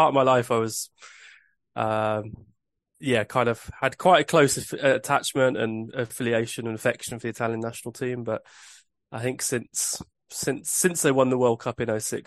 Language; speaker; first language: English; native; English